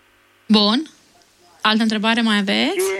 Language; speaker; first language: Romanian; native; Romanian